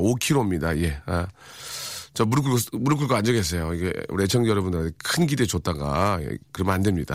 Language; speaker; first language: Korean; native; Korean